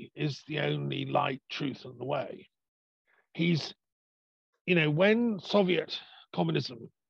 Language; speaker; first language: English; native; English